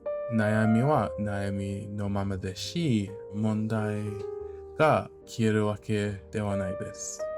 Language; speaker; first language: Japanese; non-native, fluent; English